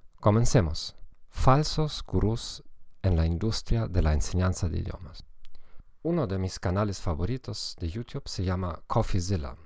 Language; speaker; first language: Spanish; non-native, fluent; German